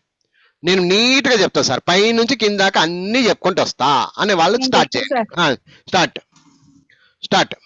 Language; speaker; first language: Telugu; native; Telugu